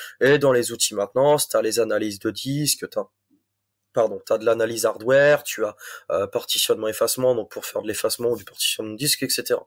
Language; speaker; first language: French; native; French